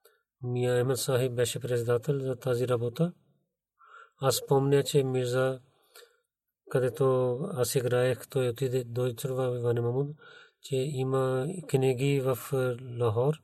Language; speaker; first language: Bulgarian; non-native, learner; Urdu